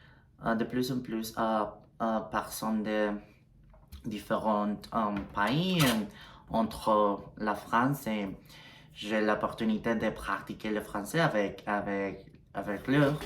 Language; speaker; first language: French; non-native, learner; Spanish